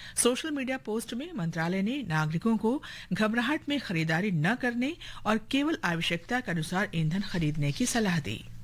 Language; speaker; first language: Hindi; native; Hindi